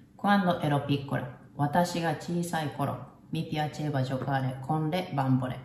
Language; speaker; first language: Italian; non-native, learner; Japanese